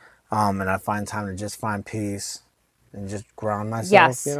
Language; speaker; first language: English; native; English